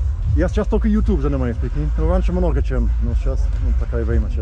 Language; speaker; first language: Russian; non-native, learner; English